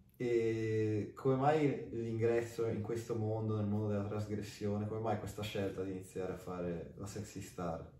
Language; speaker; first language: Italian; native; Italian